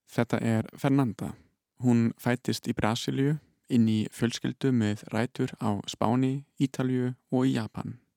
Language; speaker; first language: Icelandic; non-native, fluent; German